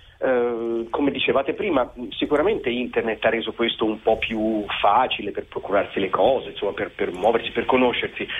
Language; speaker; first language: Italian; native; Italian